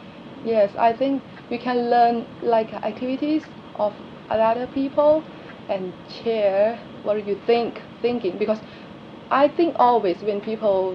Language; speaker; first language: English; non-native, learner; Thai